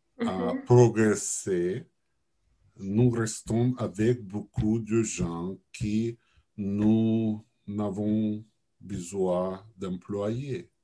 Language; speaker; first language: French; non-native, learner; Russian